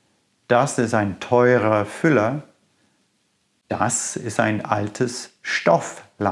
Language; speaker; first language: German; non-native, fluent; English